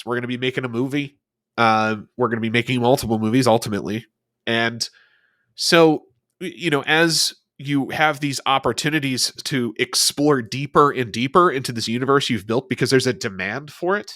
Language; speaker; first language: English; native; English